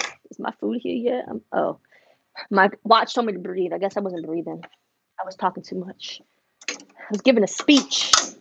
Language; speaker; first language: English; early bilingual, other home language; Spanish